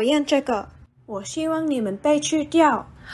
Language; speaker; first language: Chinese; non-native, learner; English